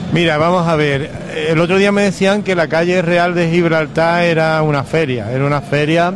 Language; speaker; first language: Spanish; native; Spanish